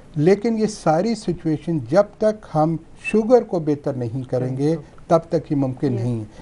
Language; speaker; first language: Urdu; non-native, local second language; Punjabi